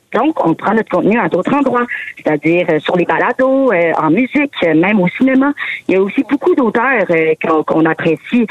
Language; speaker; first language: French; native; French